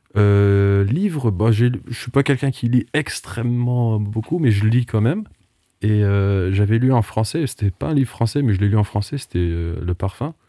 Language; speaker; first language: French; non-native, local second language; Portuguese